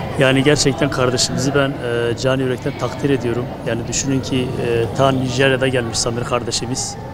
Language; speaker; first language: Turkish; native; Turkish